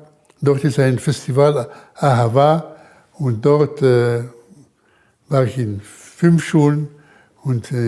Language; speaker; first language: German; early bilingual, heritage; German